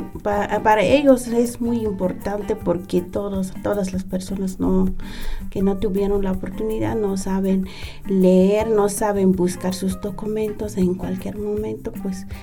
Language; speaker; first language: Spanish; non-native, local second language; Tzeltal